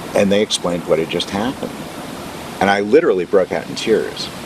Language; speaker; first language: English; native; English